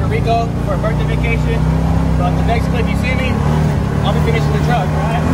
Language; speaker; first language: English; native; English